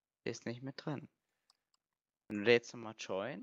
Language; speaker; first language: German; native; German